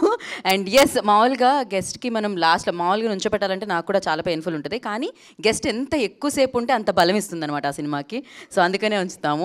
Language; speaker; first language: Telugu; native; Telugu